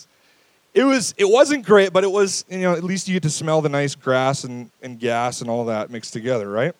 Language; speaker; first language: English; native; English